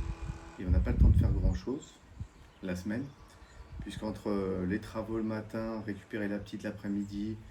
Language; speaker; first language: French; native; French